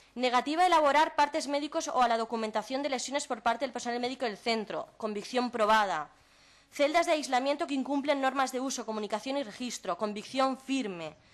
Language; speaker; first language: Spanish; non-native, local second language; Catalan